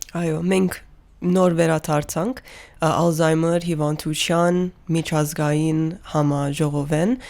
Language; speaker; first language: Armenian; early bilingual, heritage; Armenian